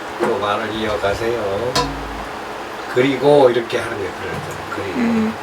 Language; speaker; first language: Korean; native; Korean